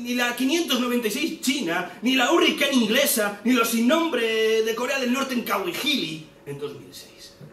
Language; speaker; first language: Spanish; native; Spanish